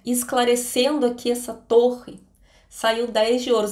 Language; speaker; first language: Portuguese; native; Portuguese